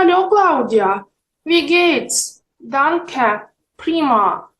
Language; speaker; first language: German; non-native, fluent; Ukrainian